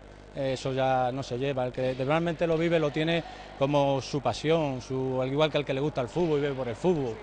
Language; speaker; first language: Spanish; native; Spanish